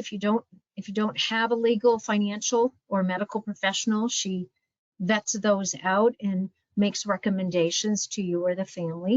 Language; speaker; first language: English; native; English